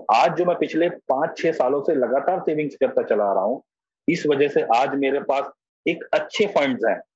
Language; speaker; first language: Hindi; native; Hindi